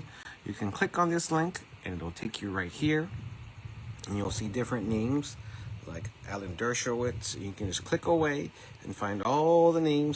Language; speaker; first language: English; native; English